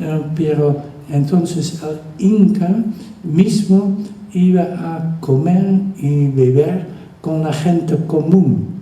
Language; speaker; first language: Spanish; non-native, fluent; Dutch